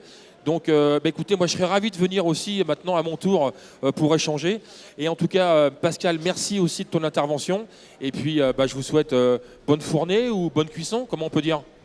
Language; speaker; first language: French; native; French